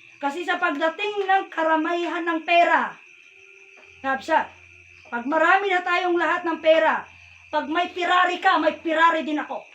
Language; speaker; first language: Filipino; non-native, local second language; Iloko